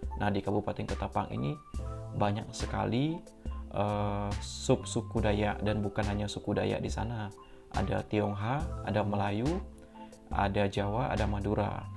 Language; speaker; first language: Indonesian; non-native, local second language; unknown